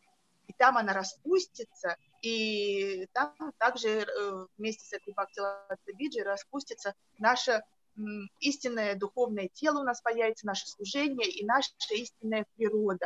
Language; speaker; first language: Russian; native; Russian